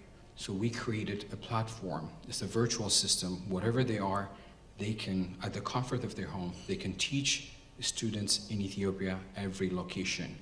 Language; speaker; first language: English; non-native, local second language; Amharic